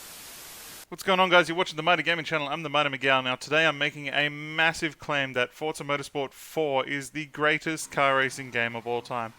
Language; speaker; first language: English; native; English